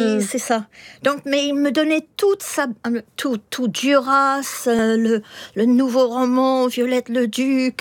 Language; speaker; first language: French; non-native, fluent; English